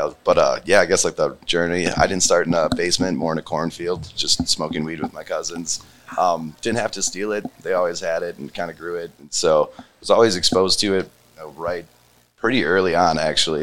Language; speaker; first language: English; native; English